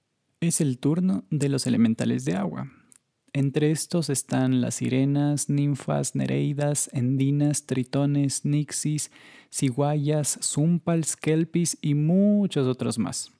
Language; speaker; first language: Spanish; native; Spanish